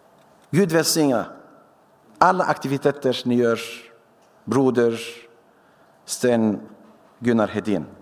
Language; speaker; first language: Swedish; non-native, fluent; Syriac